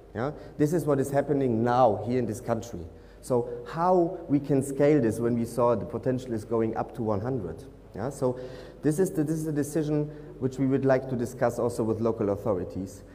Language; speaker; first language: English; non-native, fluent; German